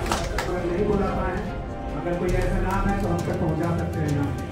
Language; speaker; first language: Hindi; native; Hindi